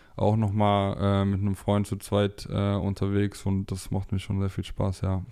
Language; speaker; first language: German; native; German